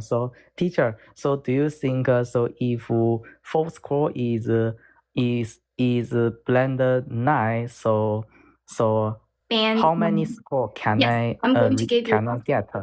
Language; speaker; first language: English; non-native, learner; Korean